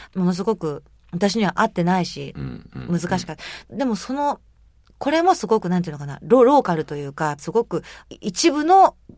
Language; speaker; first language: Japanese; native; Japanese